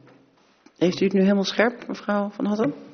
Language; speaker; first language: Dutch; native; Dutch